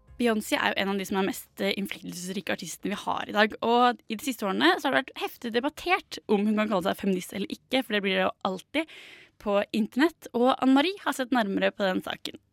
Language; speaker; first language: Norwegian; native; Norwegian